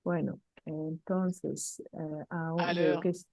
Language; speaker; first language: Spanish; non-native, fluent; French